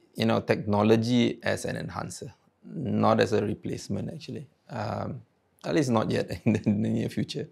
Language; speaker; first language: English; non-native, local second language; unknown